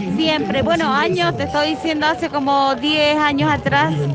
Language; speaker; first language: Spanish; native; Spanish